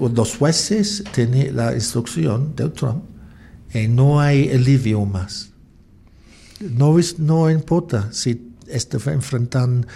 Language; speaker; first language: Spanish; non-native, learner; English